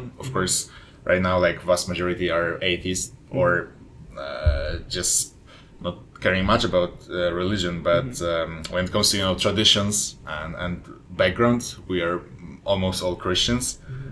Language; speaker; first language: English; non-native, fluent; Polish